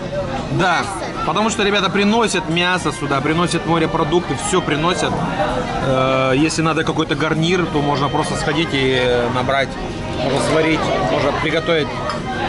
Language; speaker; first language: Russian; native; Russian